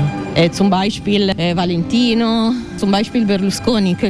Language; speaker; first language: German; non-native, learner; Italian